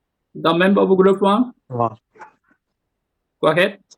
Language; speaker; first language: English; non-native, learner; Japanese